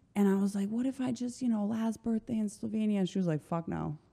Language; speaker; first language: English; early bilingual, other home language; Slovenian